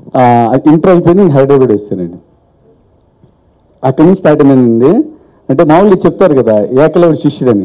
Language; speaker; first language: Telugu; native; Telugu